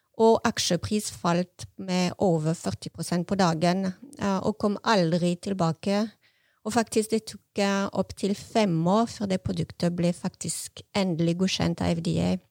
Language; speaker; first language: Norwegian; non-native, fluent; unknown